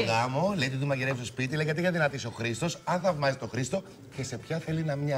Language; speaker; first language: Greek; native; Greek